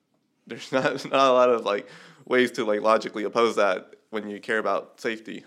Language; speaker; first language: English; native; English